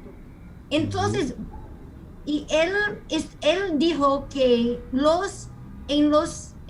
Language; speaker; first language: Spanish; non-native, fluent; English